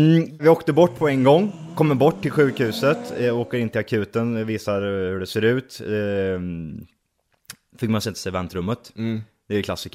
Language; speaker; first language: Swedish; native; Swedish